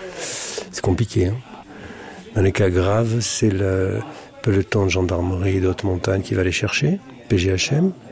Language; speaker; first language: French; native; French